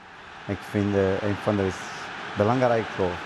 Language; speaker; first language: Dutch; non-native, learner; Portuguese